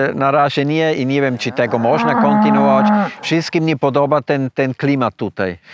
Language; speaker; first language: Polish; non-native, fluent; Swiss German